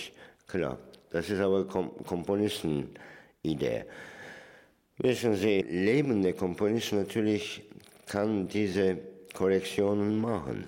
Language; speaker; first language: German; non-native, fluent; Turkish